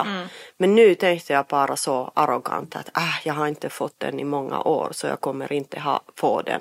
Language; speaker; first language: Swedish; non-native, fluent; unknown